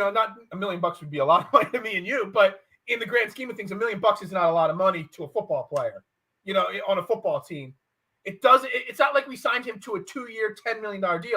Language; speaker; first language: English; native; English